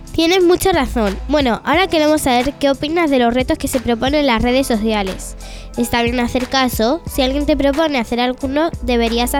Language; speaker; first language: Spanish; native; Spanish